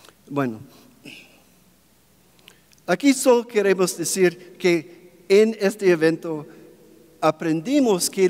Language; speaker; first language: Spanish; non-native, fluent; English